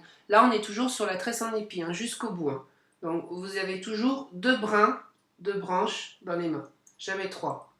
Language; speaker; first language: French; native; French